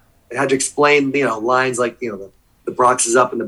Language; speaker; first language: English; native; English